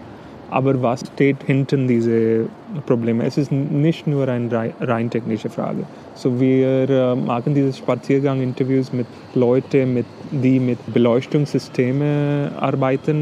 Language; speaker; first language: German; non-native, fluent; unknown